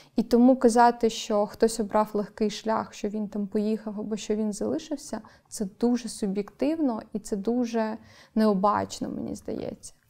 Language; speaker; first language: Ukrainian; non-native, local second language; Crimean Tatar